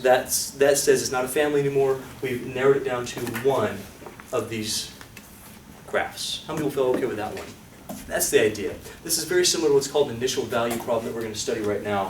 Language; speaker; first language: English; native; English